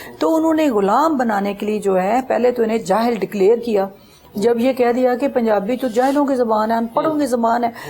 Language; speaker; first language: Urdu; non-native, local second language; Punjabi